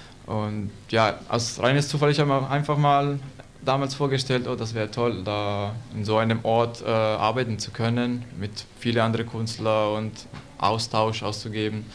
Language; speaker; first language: German; non-native, learner; Italian